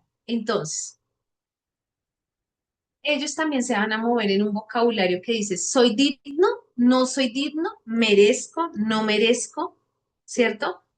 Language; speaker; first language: Spanish; native; Spanish